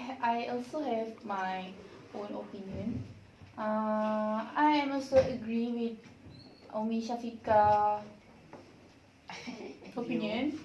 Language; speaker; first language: English; non-native, learner; Malay